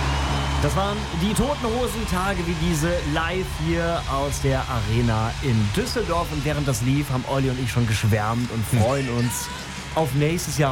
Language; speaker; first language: German; native; German